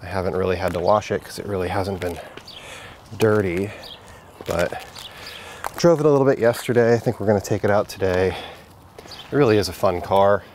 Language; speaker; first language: English; native; English